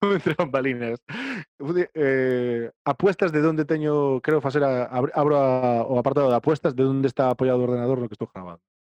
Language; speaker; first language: Spanish; non-native, local second language; Galician